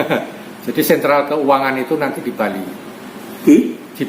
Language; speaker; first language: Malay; non-native, local second language; Javanese